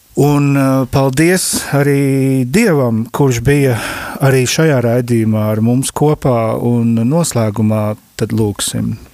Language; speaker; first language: Latvian; native; Latvian